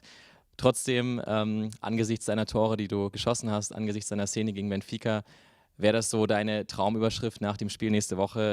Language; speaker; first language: German; native; German